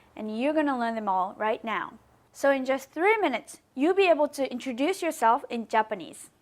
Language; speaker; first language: English; non-native, fluent; Japanese